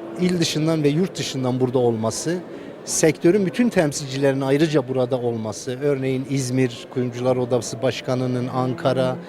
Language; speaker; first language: Turkish; native; Turkish